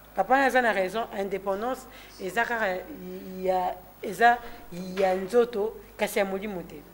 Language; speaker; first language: French; non-native, local second language; Lingala